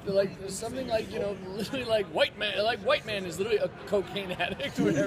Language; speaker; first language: English; native; English